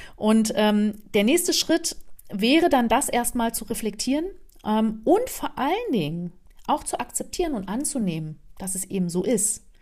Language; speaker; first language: German; native; German